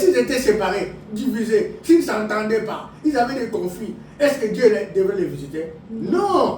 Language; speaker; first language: French; non-native, local second language; Lingala